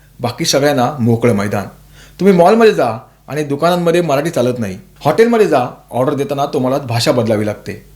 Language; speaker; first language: Marathi; native; Marathi